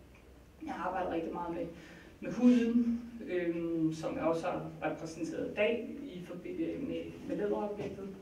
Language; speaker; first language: Danish; native; Danish